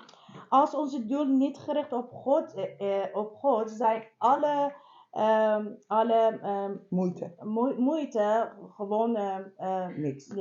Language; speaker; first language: Dutch; non-native, learner; Persian